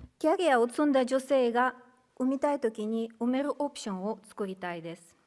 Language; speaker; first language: Japanese; non-native, fluent; Russian